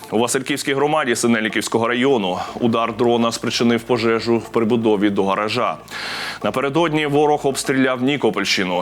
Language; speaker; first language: Ukrainian; native; Ukrainian